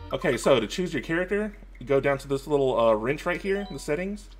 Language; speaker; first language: English; native; English